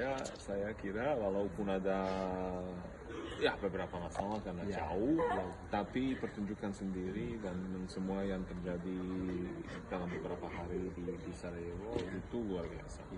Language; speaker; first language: Indonesian; non-native, fluent; Bosnian